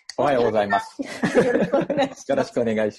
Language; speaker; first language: Japanese; native; Japanese